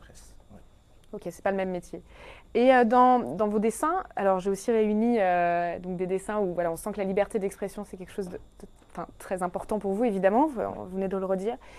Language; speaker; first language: French; native; French